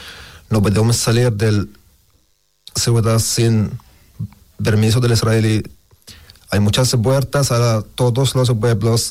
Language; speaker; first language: Spanish; non-native, learner; Arabic